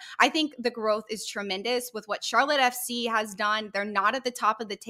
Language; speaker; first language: English; native; English